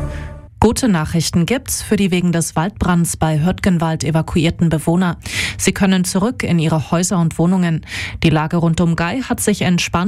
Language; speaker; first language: German; native; German